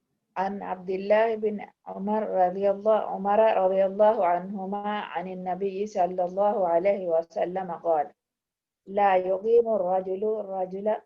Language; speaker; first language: Arabic; non-native, learner; Divehi